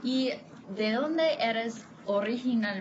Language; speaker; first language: Spanish; non-native, fluent; English